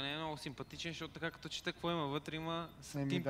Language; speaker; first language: Bulgarian; native; Bulgarian